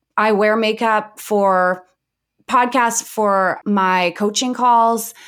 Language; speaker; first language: English; native; English